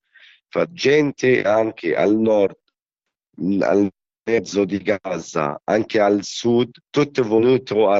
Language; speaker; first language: Italian; non-native, learner; Arabic